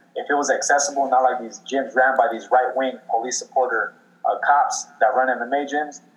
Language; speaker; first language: English; native; English